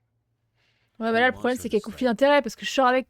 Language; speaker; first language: French; native; French